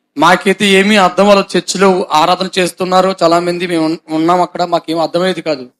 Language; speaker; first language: Telugu; non-native, fluent; Hindi